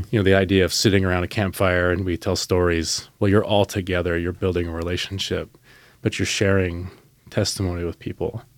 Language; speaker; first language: English; native; English